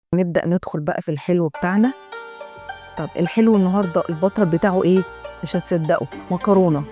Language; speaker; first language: Arabic; native; Arabic